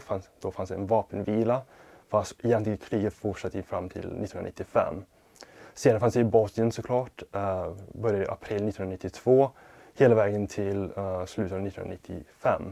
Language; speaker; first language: Swedish; non-native, fluent; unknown